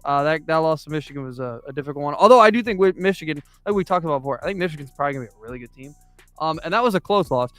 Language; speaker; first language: English; native; English